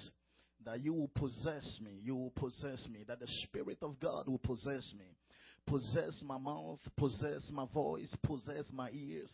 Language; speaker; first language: English; non-native, local second language; Akan